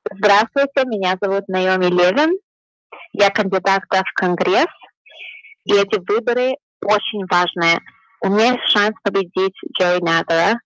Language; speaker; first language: Russian; early bilingual, heritage; Russian